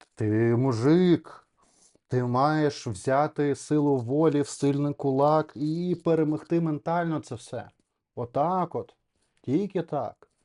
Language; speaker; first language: Ukrainian; non-native, local second language; Russian